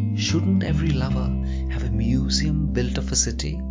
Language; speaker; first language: English; non-native, local second language; Hindi